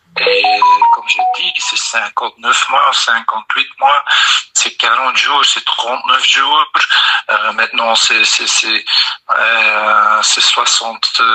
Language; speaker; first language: French; non-native, learner; Dutch